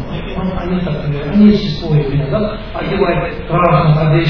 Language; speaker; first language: Russian; non-native, learner; Tibetan